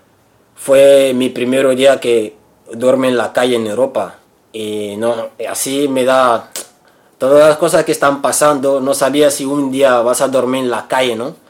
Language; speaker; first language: Spanish; non-native, learner; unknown